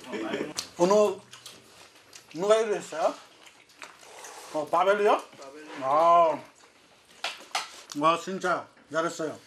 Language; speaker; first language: Korean; non-native, learner; Bangla